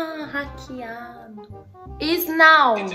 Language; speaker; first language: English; non-native, learner; Portuguese